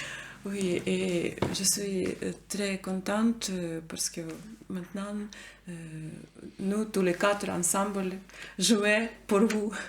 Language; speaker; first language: French; non-native, learner; Ukrainian